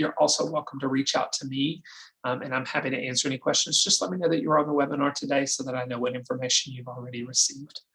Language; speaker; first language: English; native; English